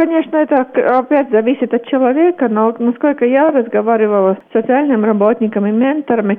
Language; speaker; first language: Russian; non-native, local second language; Latvian